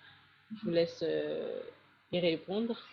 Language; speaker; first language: French; native; French